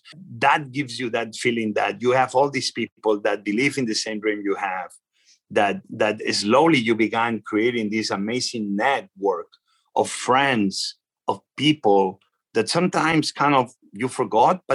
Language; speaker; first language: English; non-native, fluent; Spanish